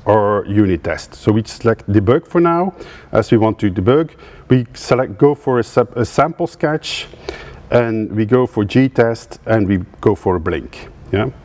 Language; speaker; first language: English; non-native, fluent; Dutch